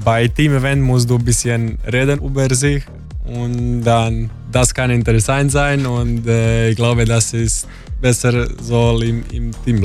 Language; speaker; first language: German; non-native, learner; Croatian